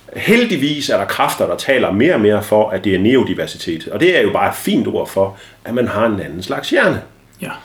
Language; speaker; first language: Danish; native; Danish